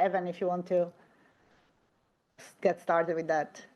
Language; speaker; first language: English; non-native, fluent; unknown